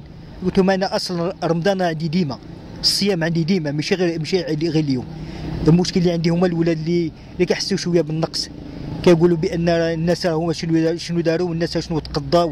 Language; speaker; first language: Arabic; native; Arabic